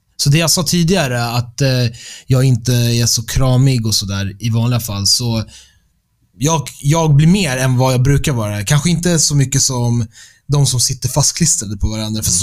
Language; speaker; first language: Swedish; early bilingual, other home language; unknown